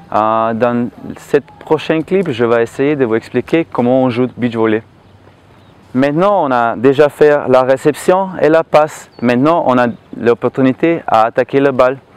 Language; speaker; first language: French; non-native, learner; Slovenian